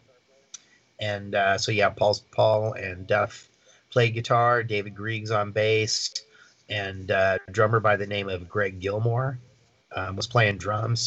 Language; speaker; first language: English; native; English